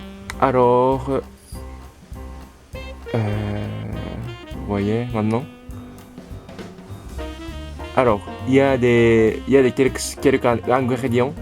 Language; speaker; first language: French; non-native, learner; Japanese